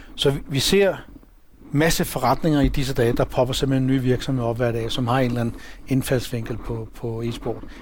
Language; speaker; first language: Danish; early bilingual, other home language; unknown